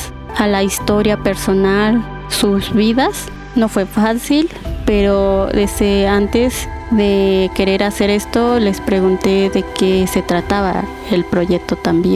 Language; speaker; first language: Spanish; non-native, local second language; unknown